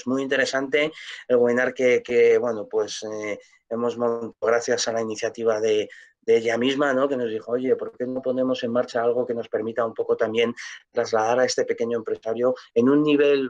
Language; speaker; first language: Spanish; native; Spanish